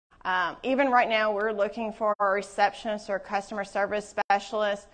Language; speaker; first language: English; native; English